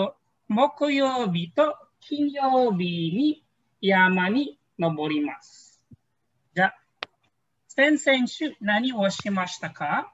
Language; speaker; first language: Japanese; non-native, fluent; Filipino